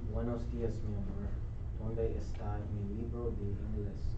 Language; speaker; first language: Spanish; non-native, learner; English